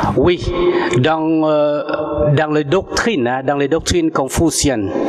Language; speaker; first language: French; non-native, fluent; Vietnamese